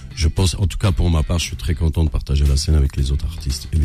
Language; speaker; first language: French; non-native, local second language; Arabic